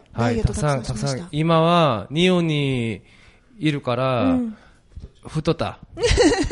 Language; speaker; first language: Japanese; non-native, learner; Korean